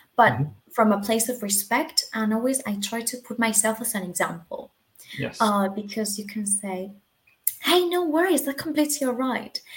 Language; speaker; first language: English; non-native, fluent; Spanish